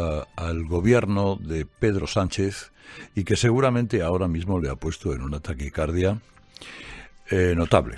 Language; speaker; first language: Spanish; native; Spanish